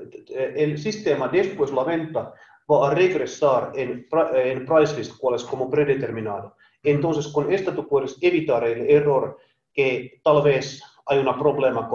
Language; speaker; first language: Spanish; non-native, learner; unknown